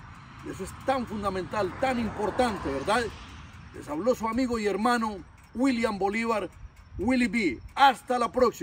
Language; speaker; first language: Spanish; native; Spanish